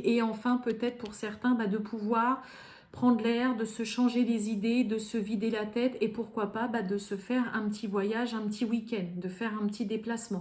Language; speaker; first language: French; native; French